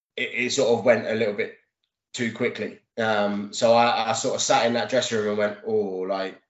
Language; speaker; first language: English; native; English